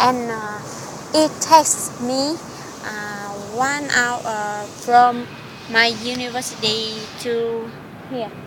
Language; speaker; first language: English; non-native, learner; Vietnamese